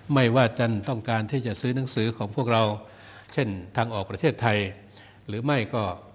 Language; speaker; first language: Thai; native; Thai